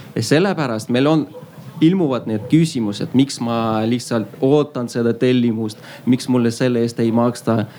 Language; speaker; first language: Estonian; non-native, local second language; Russian